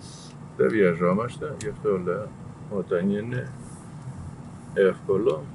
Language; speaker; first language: Greek; early bilingual, heritage; English